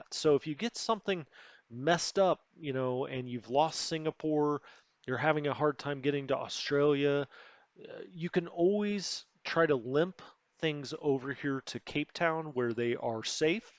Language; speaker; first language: English; native; English